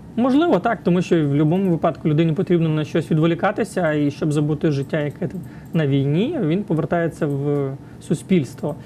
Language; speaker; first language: Ukrainian; native; Ukrainian